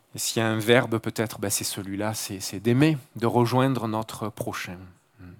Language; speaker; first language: French; native; French